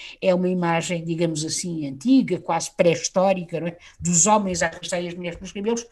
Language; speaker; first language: Portuguese; native; Portuguese